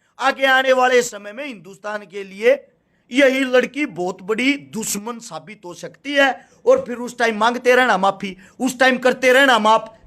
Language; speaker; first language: Hindi; native; Hindi